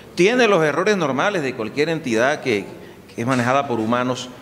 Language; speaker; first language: Spanish; native; Spanish